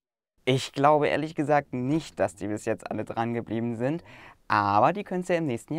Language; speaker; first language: German; native; German